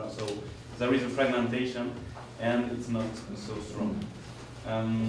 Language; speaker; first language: English; non-native, fluent; French